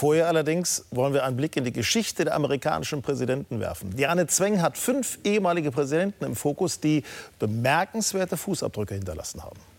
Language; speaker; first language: German; native; German